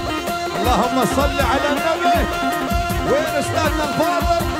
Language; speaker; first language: Arabic; native; Arabic